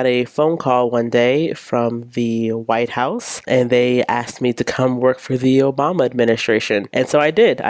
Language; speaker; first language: English; native; English